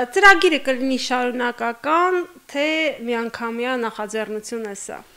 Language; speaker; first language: Armenian; native; Armenian